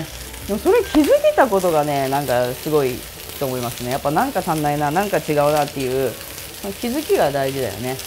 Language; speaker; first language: Japanese; native; Japanese